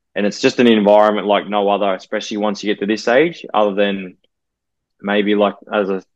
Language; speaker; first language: English; native; English